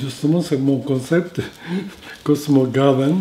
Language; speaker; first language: French; non-native, fluent; Japanese